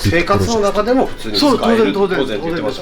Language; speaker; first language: Japanese; native; Japanese